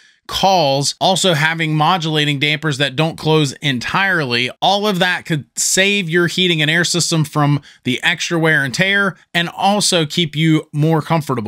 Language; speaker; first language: English; native; English